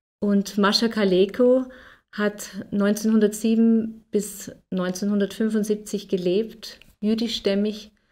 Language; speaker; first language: German; native; German